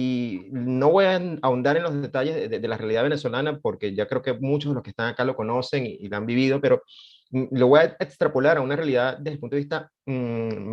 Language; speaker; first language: Spanish; native; Spanish